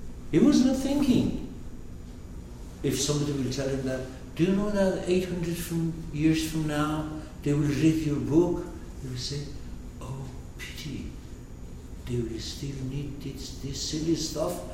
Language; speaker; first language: English; non-native, fluent; Persian